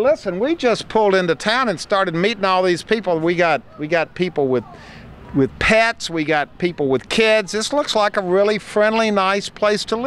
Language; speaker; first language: English; native; English